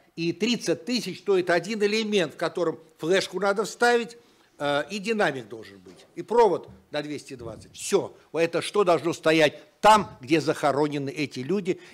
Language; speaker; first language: Russian; native; Russian